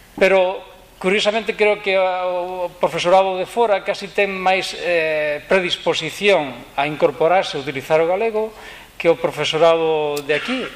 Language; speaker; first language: Galician; non-native, local second language; Spanish